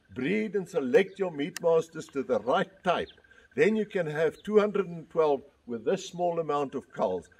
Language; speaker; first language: English; non-native, local second language; Afrikaans